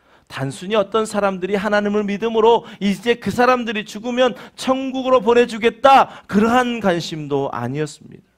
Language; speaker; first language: Korean; native; Korean